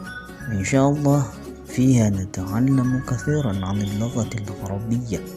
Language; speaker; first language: Arabic; non-native, learner; Indonesian